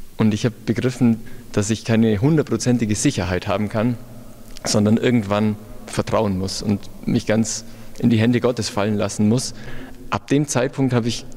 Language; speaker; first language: German; native; German